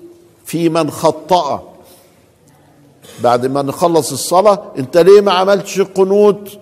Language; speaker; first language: Arabic; native; Arabic